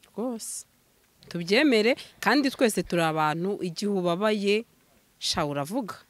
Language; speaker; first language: Kinyarwanda; native; Kinyarwanda